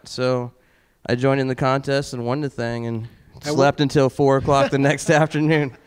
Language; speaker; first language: English; native; English